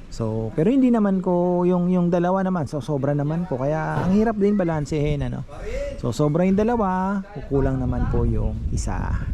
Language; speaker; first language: Filipino; native; Filipino